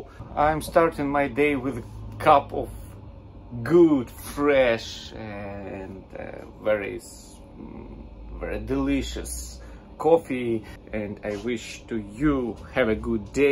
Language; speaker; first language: English; non-native, learner; Russian